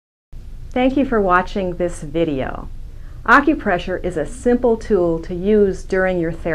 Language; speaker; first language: English; native; English